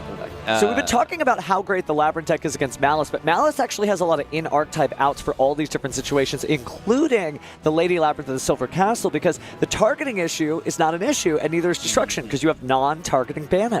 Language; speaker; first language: English; native; English